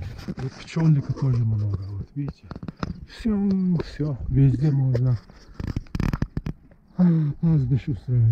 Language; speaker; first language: Russian; non-native, fluent; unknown